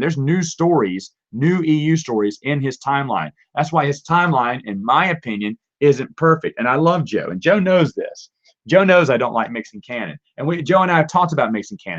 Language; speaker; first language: English; native; English